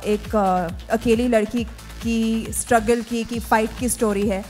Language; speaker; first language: Hindi; native; Hindi